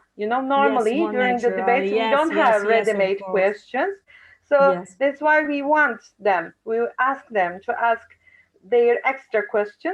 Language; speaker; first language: English; non-native, fluent; Turkish